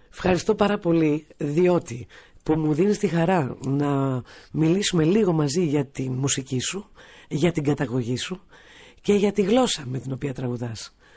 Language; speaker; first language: Greek; native; Greek